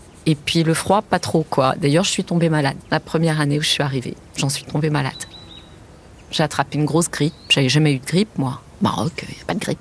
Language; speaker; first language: French; early bilingual, heritage; French